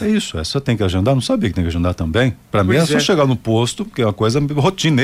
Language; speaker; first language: Portuguese; native; Portuguese